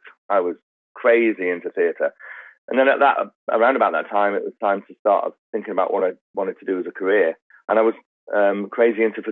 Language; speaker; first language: English; native; English